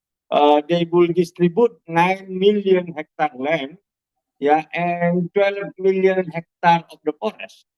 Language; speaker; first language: English; non-native, learner; Indonesian